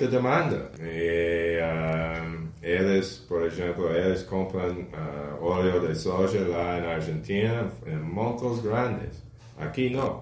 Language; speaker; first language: Portuguese; non-native, fluent; English